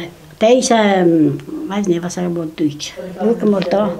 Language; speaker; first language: German; non-native, learner; Italian